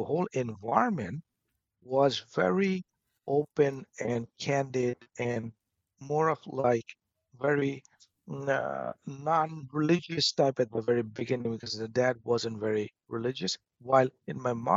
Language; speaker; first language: English; non-native, local second language; Bangla